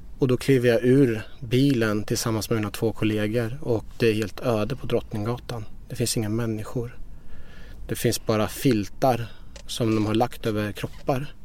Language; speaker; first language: Swedish; early bilingual, other home language; Persian